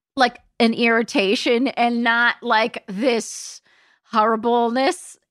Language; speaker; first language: English; native; English